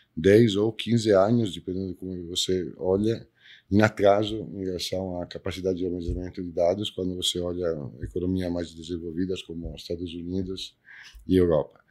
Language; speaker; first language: Portuguese; non-native, fluent; Italian